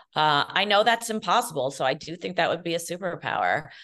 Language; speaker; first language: English; early bilingual, other home language; Spanish